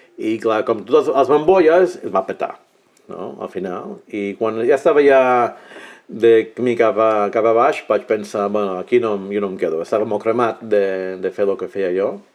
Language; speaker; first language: Catalan; early bilingual, heritage; Catalan